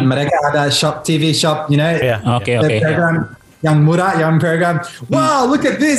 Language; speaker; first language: Indonesian; early bilingual, heritage; Indonesian